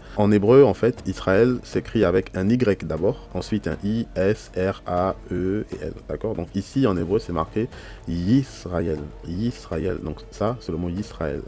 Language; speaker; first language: French; native; French